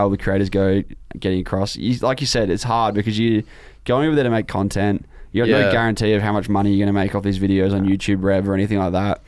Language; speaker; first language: English; native; English